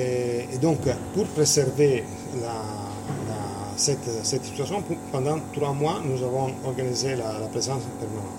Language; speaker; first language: French; non-native, fluent; Italian